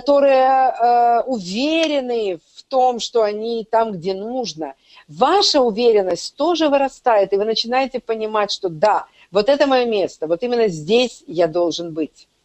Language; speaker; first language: Russian; native; Russian